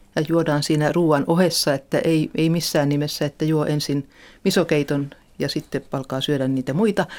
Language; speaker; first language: Finnish; native; Finnish